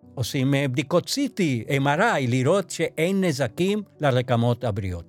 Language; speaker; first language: Hebrew; non-native, fluent; Spanish